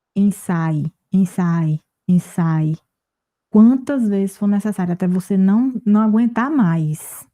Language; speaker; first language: Portuguese; native; Portuguese